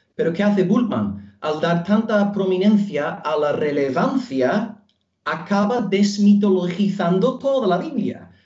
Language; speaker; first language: Spanish; non-native, fluent; English